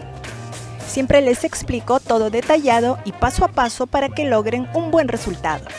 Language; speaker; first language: Spanish; native; Spanish